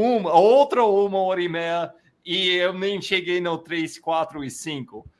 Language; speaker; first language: Portuguese; non-native, fluent; English